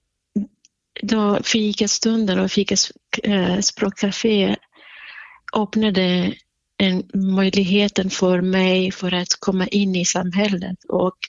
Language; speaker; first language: Swedish; non-native, fluent; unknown